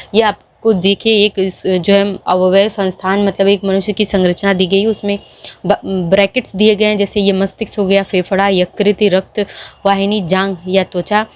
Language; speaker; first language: Hindi; native; Hindi